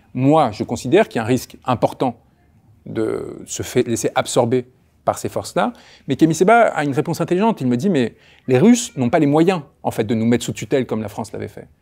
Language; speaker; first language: French; early bilingual, other home language; Spanish